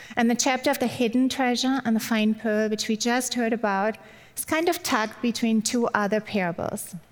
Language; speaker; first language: English; non-native, fluent; German